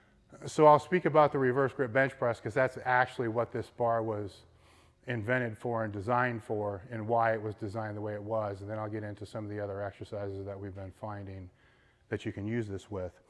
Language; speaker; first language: English; native; English